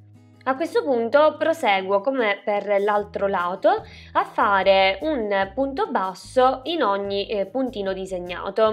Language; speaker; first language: Italian; native; Italian